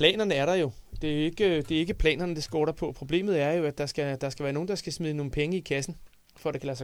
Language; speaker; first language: Danish; native; Danish